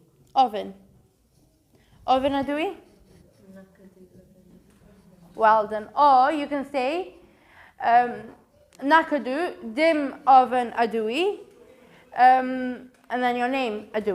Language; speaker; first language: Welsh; non-native, local second language; Kurdish